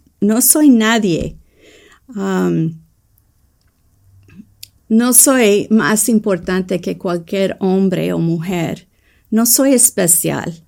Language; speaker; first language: Spanish; early bilingual, heritage; English